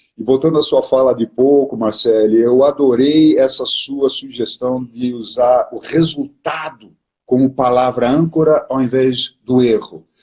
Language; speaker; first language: Portuguese; non-native, fluent; German